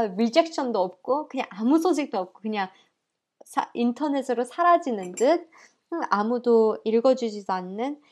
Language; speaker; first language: Korean; early bilingual, heritage; Korean